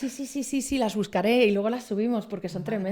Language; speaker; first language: Spanish; native; Spanish